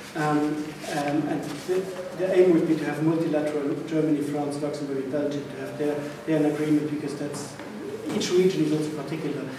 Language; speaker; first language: English; non-native, fluent; Luxembourgish